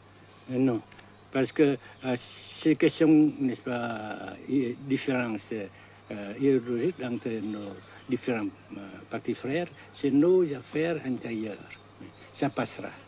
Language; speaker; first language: French; non-native, local second language; Vietnamese